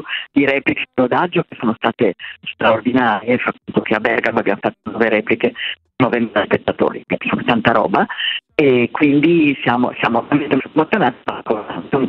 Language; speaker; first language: Italian; native; Italian